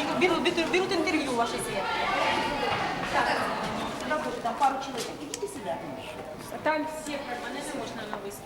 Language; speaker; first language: Russian; native; Russian